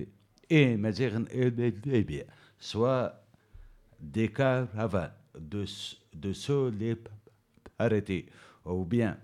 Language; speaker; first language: French; non-native, learner; Berber languages